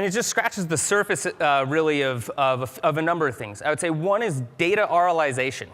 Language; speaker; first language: English; native; English